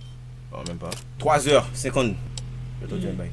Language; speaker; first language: French; native; French